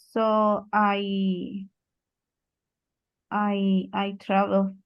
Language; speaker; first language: English; non-native, learner; Spanish